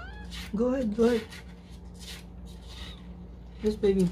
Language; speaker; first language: English; non-native, local second language; Filipino